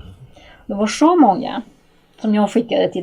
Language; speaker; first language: Swedish; non-native, fluent; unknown